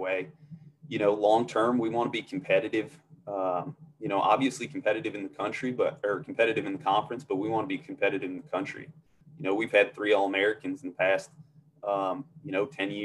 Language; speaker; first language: English; native; English